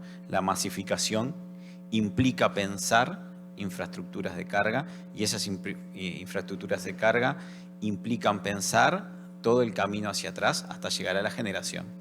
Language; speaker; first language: Spanish; native; Spanish